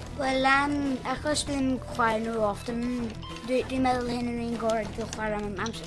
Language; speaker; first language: Welsh; non-native, local second language; English